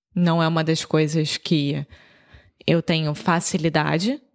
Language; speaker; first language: Portuguese; native; Portuguese